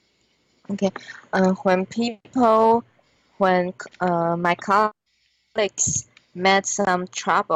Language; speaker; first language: English; non-native, learner; Chinese